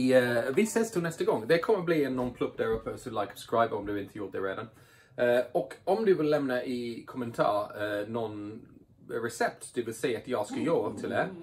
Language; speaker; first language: Swedish; non-native, fluent; English